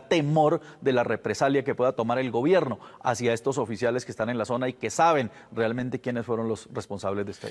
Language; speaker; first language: Spanish; native; Spanish